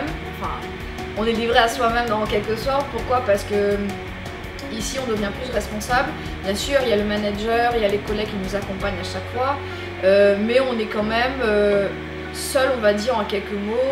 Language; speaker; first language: French; non-native, local second language; Morisyen